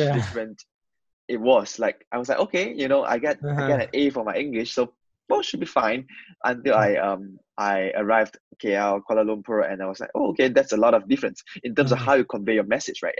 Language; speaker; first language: English; non-native, local second language; Chinese